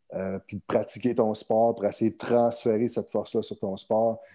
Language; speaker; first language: French; native; French